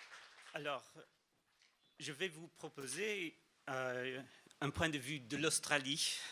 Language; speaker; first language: French; non-native, fluent; English